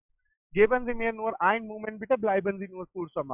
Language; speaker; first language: German; non-native, learner; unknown